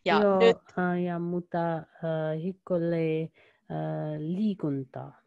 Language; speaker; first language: Finnish; non-native, learner; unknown